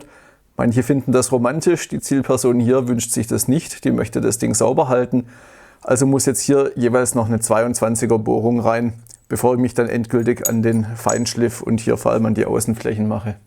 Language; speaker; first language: German; native; German